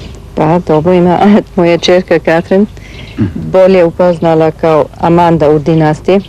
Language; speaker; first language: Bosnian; early bilingual, heritage; Bosnian